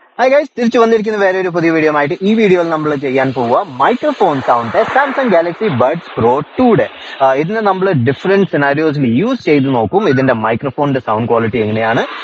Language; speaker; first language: Malayalam; early bilingual, heritage; Malayalam